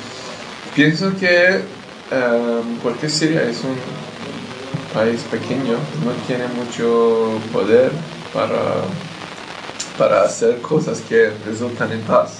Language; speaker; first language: Spanish; non-native, learner; English